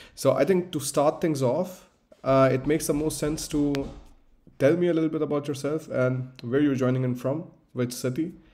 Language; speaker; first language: English; non-native, local second language; Hindi